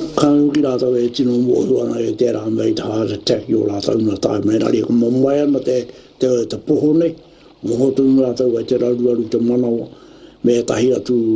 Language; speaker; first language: Māori; native; Māori